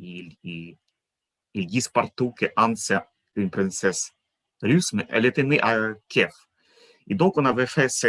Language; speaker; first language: French; non-native, fluent; Ukrainian